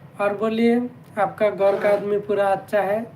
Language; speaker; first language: Hindi; non-native, learner; Bangla